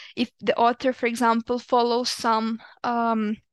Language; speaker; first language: English; non-native, fluent; Ukrainian